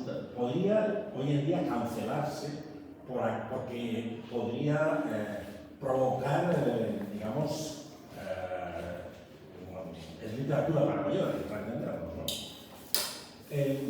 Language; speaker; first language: Spanish; native; Spanish